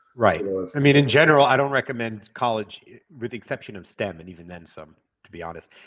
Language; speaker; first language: English; native; English